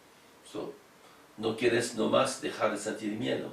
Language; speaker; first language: Spanish; non-native, fluent; French